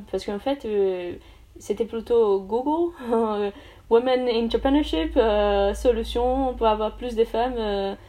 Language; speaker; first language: French; non-native, fluent; Portuguese